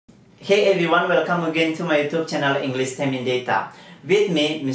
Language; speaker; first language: English; non-native, learner; Indonesian